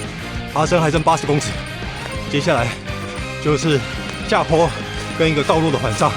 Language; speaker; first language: Chinese; native; Chinese